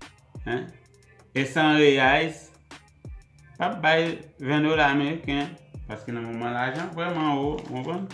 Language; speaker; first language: French; non-native, local second language; Haitian Creole